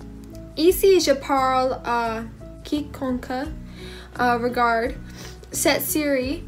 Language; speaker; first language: French; non-native, learner; English